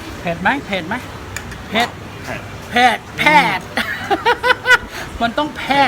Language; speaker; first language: Thai; native; Thai